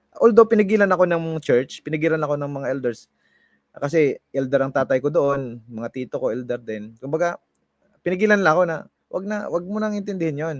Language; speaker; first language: Filipino; non-native, local second language; Hiligaynon